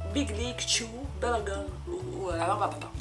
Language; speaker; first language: French; native; French